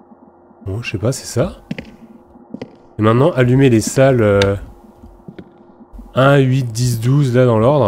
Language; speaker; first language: French; native; French